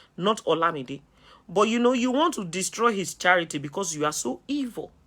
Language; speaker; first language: English; non-native, local second language; Yoruba